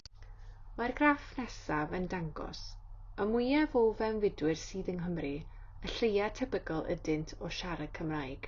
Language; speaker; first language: Welsh; native; Welsh